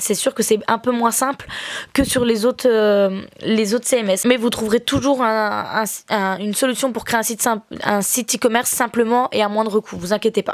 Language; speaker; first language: French; native; French